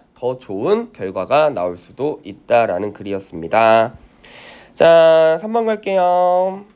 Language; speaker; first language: Korean; native; Korean